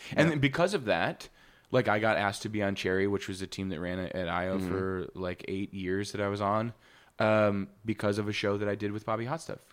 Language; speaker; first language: English; native; English